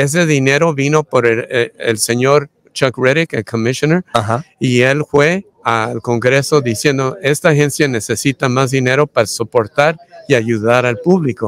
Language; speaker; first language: Spanish; early bilingual, heritage; Spanish